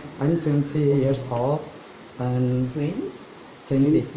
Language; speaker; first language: English; non-native, learner; Indonesian